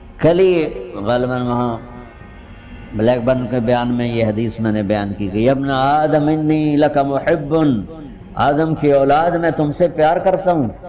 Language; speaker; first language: Urdu; non-native, local second language; Punjabi